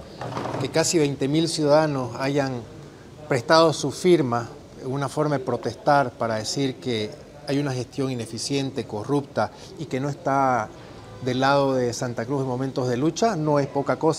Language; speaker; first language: Spanish; native; Spanish